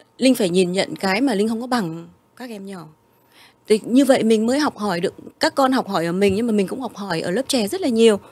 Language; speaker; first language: Vietnamese; early bilingual, heritage; Vietnamese